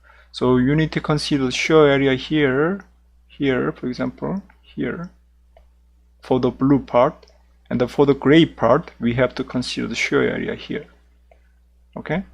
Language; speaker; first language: English; non-native, fluent; Korean